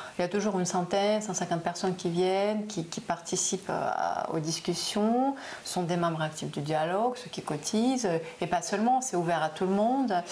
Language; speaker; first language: French; non-native, fluent; Russian